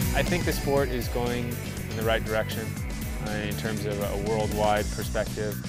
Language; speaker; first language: English; native; English